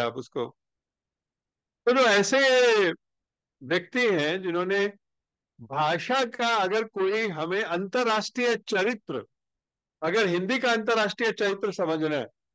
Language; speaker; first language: Hindi; native; Hindi